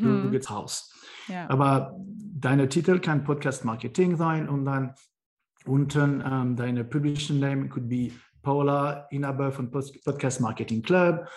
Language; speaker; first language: German; non-native, learner; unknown